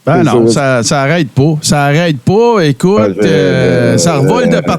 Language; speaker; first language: French; native; French